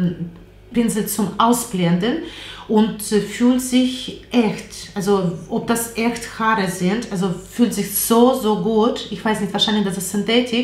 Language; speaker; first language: German; non-native, learner; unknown